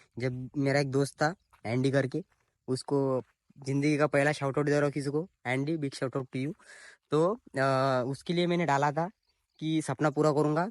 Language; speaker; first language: Hindi; non-native, local second language; Marathi